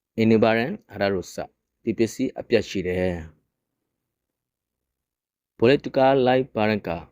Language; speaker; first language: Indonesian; non-native, fluent; Burmese